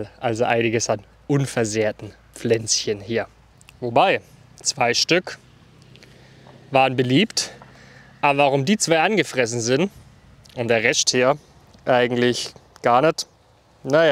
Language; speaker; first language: German; native; German